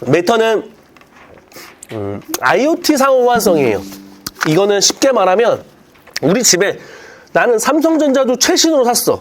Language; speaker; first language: Korean; native; Korean